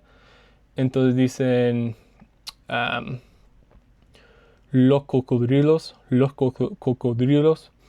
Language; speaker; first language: Spanish; non-native, learner; English